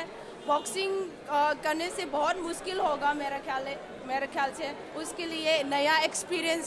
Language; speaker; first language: Hindi; non-native, local second language; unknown